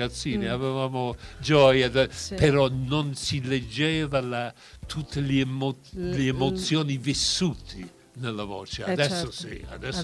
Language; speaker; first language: Italian; non-native, fluent; English